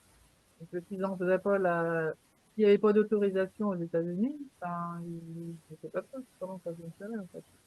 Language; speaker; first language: French; native; French